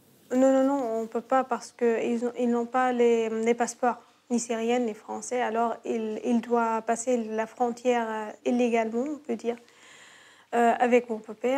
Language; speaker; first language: French; non-native, learner; Arabic